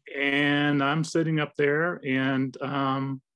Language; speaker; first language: English; native; English